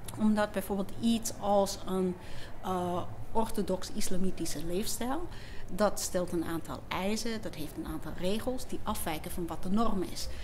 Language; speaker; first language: Dutch; non-native, fluent; English